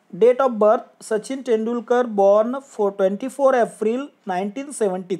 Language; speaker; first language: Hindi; non-native, local second language; Marathi